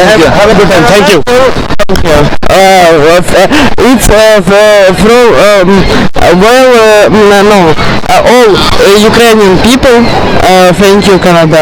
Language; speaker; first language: English; non-native, learner; Ukrainian